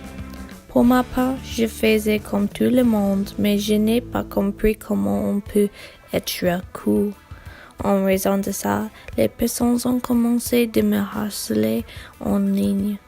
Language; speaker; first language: French; non-native, learner; English